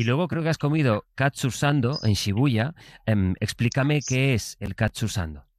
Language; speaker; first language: Spanish; native; Spanish